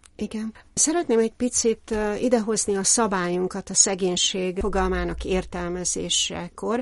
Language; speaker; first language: Hungarian; native; Hungarian